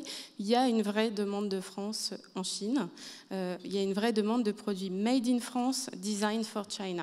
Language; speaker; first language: French; native; French